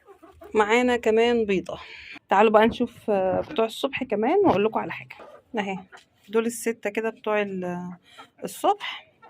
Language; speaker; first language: Arabic; native; Arabic